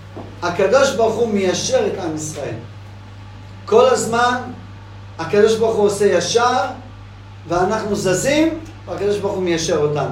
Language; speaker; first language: Hebrew; non-native, fluent; English